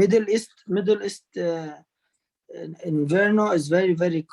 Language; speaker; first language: English; non-native, learner; Arabic